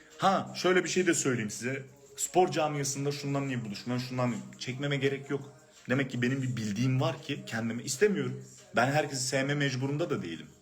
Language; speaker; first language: Turkish; early bilingual, heritage; Turkish